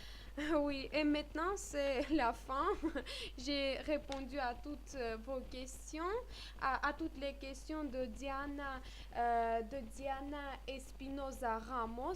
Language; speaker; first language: French; non-native, fluent; Armenian